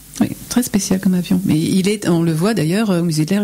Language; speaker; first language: French; native; French